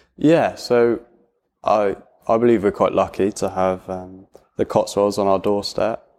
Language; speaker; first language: English; native; English